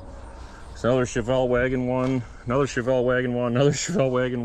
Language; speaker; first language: English; native; English